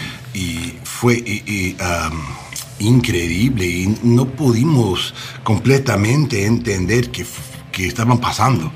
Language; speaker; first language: Spanish; non-native, learner; English